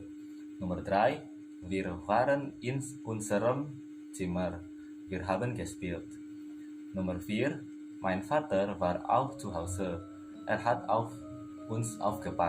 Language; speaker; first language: German; non-native, learner; Indonesian